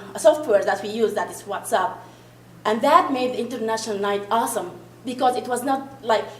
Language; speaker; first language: English; non-native, fluent; Arabic